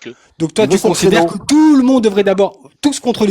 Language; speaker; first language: French; native; French